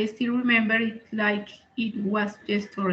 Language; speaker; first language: English; non-native, learner; Spanish